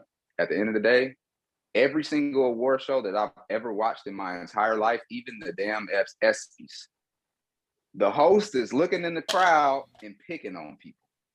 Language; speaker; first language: English; native; English